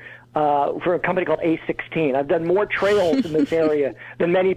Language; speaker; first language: English; native; English